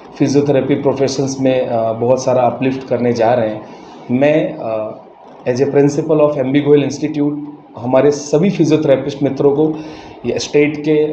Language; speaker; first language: Hindi; non-native, local second language; Gujarati